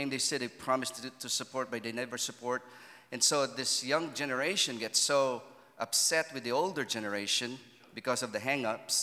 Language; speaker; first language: English; non-native, local second language; Filipino